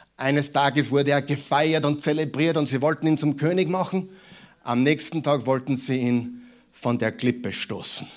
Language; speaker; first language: German; native; German